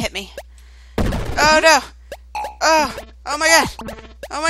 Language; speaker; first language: English; native; English